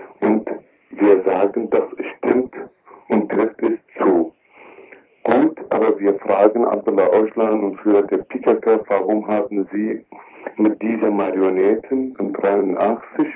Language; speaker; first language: German; non-native, learner; Kurdish